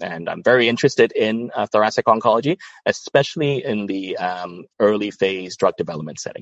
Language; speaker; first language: English; non-native, local second language; Cantonese